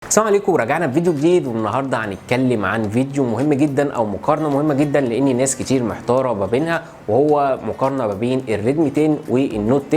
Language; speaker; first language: Arabic; native; Arabic